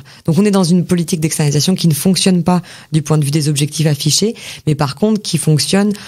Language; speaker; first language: French; native; French